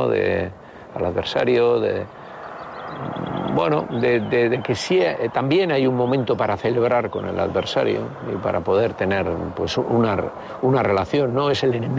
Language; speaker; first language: Spanish; native; Spanish